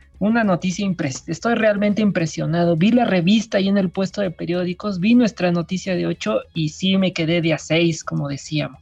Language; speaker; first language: Spanish; native; Spanish